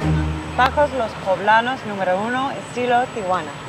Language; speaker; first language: Spanish; early bilingual, other home language; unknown